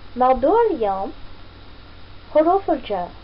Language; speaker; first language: Arabic; non-native, fluent; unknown